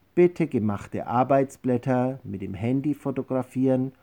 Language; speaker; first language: German; native; German